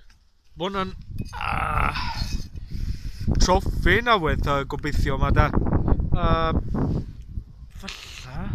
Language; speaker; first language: Welsh; non-native, learner; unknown